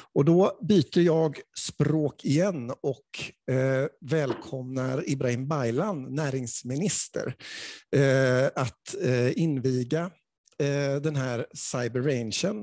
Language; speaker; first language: Swedish; native; Swedish